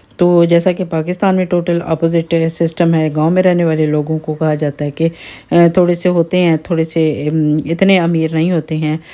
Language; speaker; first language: Urdu; non-native, local second language; Pahari-Potwari